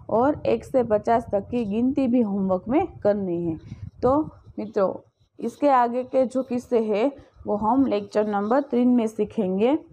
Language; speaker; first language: Hindi; non-native, local second language; Gujarati